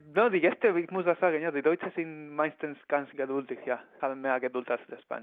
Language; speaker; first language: German; non-native, learner; Spanish